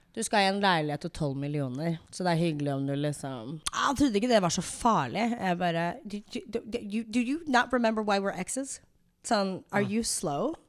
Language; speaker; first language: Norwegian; early bilingual, other home language; English